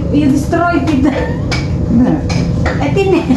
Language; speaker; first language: English; non-native, learner; Filipino